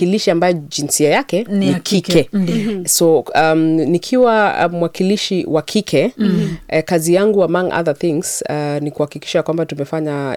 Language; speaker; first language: Swahili; non-native, local second language; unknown